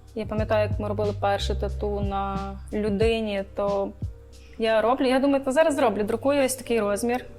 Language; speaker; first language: Ukrainian; non-native, local second language; Romanian